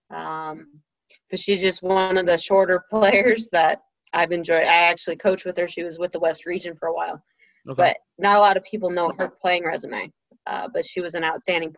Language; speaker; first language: English; native; English